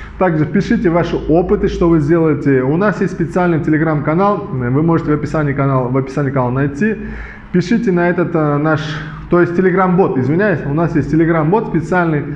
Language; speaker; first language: Russian; non-native, local second language; Uzbek